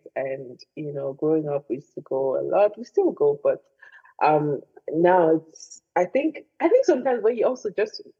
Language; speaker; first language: English; non-native, local second language; Igbo